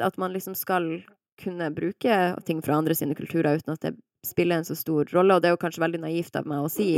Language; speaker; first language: Norwegian; native; Norwegian